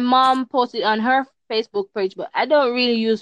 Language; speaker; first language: English; non-native, local second language; Jamaican Creole English